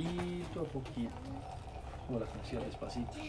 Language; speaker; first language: Spanish; native; Spanish